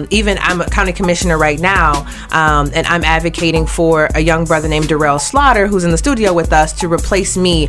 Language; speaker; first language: English; native; English